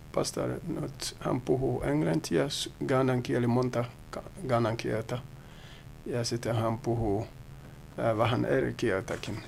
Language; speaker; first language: Finnish; non-native, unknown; Akan